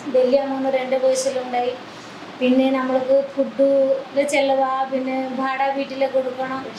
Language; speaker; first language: Malayalam; non-native, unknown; Odia